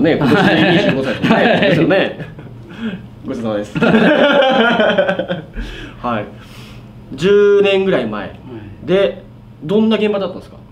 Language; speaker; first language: Japanese; native; Japanese